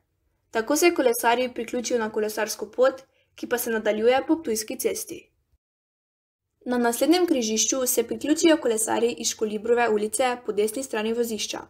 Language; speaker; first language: Slovenian; native; Slovenian